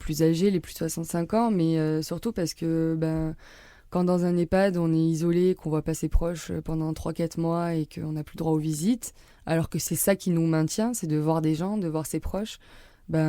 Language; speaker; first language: French; native; French